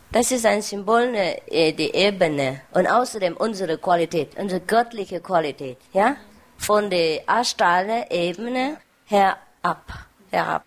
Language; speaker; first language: German; non-native, fluent; Vietnamese